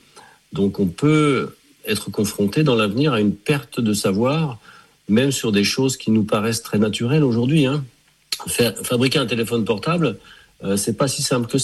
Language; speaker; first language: French; native; French